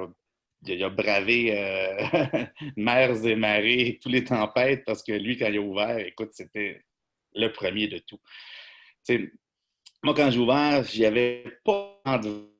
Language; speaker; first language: French; native; French